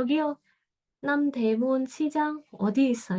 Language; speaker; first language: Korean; non-native, fluent; Indonesian